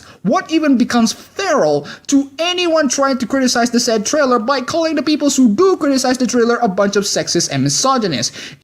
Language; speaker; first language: English; non-native, fluent; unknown